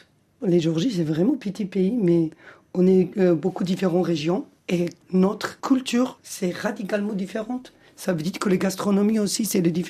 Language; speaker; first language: French; non-native, fluent; Georgian